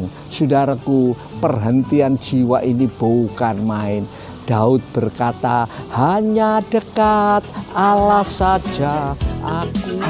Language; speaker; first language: Indonesian; native; Indonesian